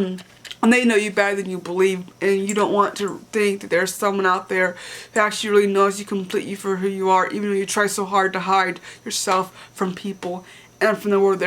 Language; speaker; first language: English; native; English